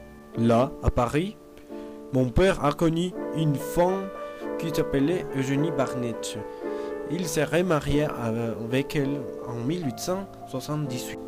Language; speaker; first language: French; non-native, learner; Spanish